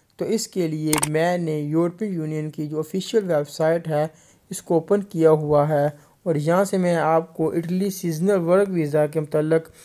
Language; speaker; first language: Urdu; non-native, local second language; Punjabi